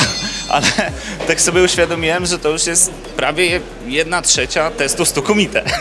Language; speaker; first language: Polish; native; Polish